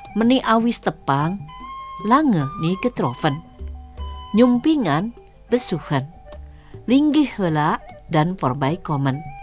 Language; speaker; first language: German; non-native, fluent; Indonesian